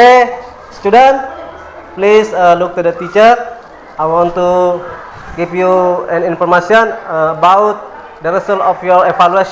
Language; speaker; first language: English; non-native, learner; Indonesian